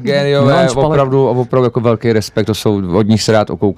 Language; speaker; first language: Czech; native; Czech